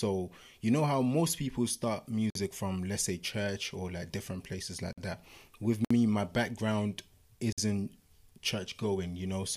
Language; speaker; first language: English; non-native, local second language; Yoruba